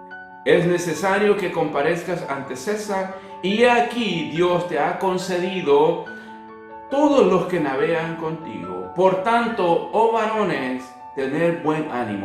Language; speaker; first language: Spanish; native; Spanish